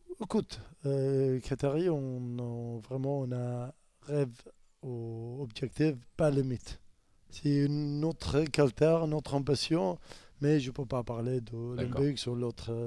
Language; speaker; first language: French; non-native, learner; Arabic